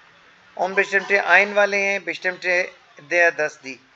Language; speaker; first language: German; non-native, fluent; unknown